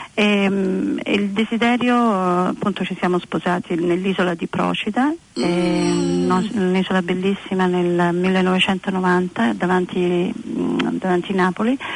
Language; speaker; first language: Italian; native; Italian